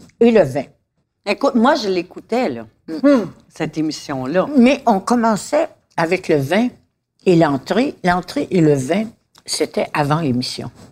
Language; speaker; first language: French; native; French